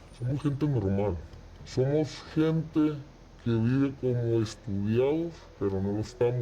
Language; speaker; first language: Spanish; native; Spanish